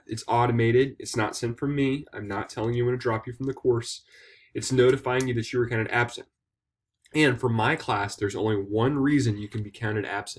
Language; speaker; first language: English; native; English